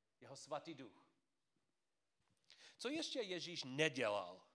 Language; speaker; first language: Czech; non-native, fluent; English